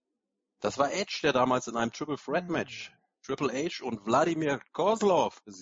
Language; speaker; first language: German; native; German